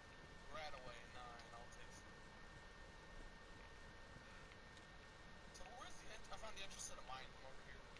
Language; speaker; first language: English; native; English